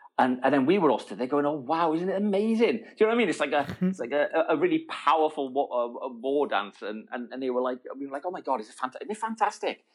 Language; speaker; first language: English; native; English